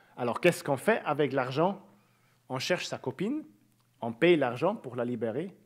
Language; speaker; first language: French; native; French